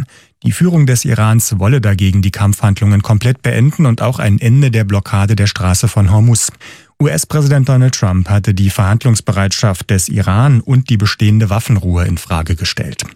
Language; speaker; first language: German; native; German